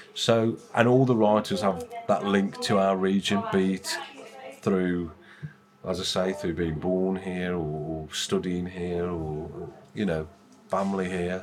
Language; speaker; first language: English; native; English